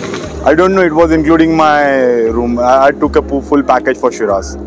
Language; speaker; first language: English; non-native, local second language; Hindi